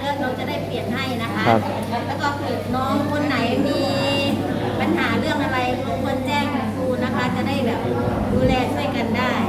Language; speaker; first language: Thai; native; Thai